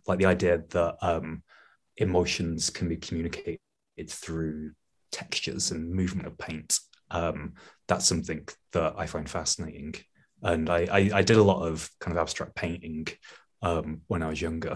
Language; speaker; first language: English; native; English